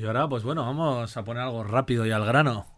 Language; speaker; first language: Spanish; native; Spanish